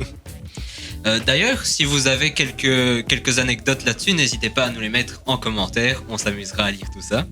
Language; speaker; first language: French; native; French